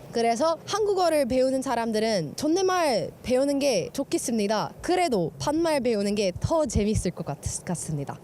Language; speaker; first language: Korean; non-native, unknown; English